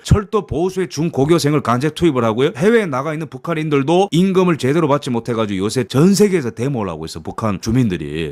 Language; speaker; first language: Korean; native; Korean